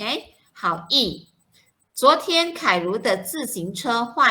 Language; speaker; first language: Chinese; non-native, fluent; Malay